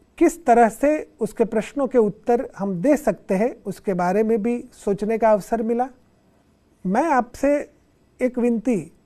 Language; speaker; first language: Hindi; non-native, local second language; Gujarati